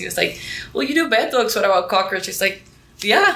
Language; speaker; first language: English; non-native, fluent; Spanish